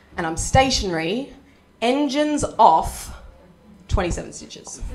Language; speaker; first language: English; native; English